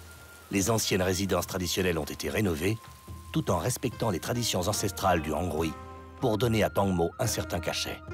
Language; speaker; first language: French; native; French